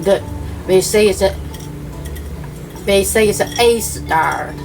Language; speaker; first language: English; non-native, learner; Chinese